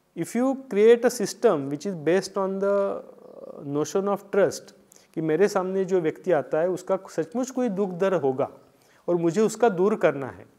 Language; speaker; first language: Hindi; non-native, local second language; Marathi